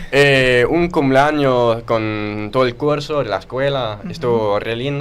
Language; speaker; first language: Spanish; non-native, fluent; Danish